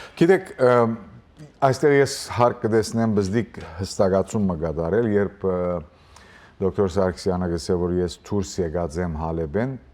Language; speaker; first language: Armenian; early bilingual, heritage; Armenian